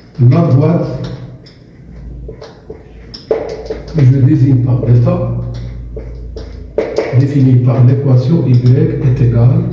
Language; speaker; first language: French; non-native, local second language; Arabic